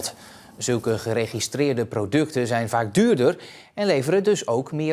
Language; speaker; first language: Dutch; native; Dutch